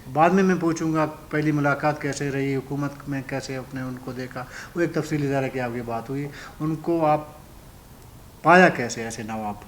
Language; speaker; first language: Urdu; non-native, local second language; Baluchi